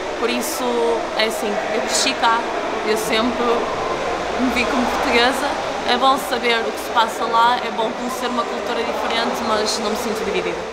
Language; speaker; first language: Portuguese; early bilingual, other home language; Ukrainian